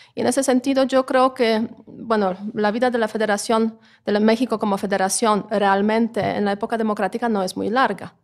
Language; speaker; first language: Spanish; non-native, fluent; Polish